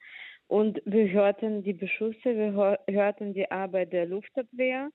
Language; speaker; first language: German; non-native, fluent; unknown